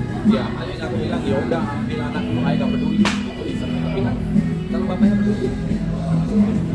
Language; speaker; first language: Indonesian; non-native, learner; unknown